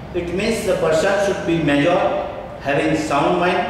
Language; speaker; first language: English; non-native, local second language; Gujarati